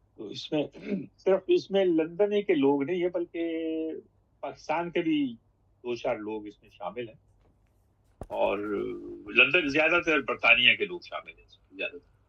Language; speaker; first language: Urdu; native; Urdu